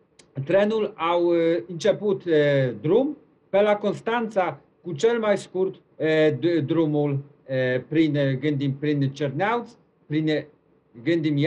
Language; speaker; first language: Romanian; non-native, learner; Polish